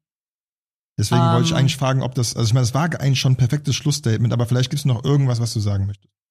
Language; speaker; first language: German; native; German